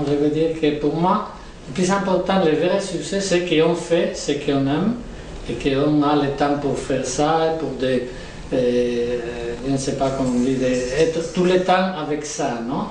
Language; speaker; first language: French; non-native, learner; Spanish